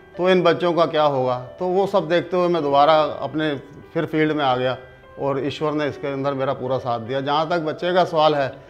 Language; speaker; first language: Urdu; non-native, local second language; Punjabi